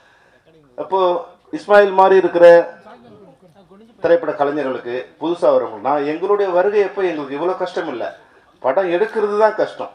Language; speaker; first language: Tamil; native; Tamil